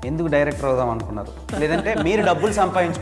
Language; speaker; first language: Telugu; native; Telugu